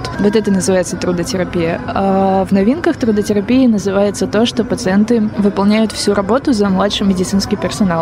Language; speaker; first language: Russian; native; Russian